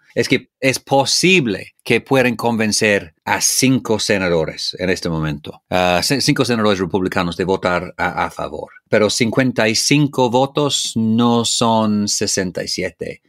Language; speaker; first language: Spanish; non-native, fluent; English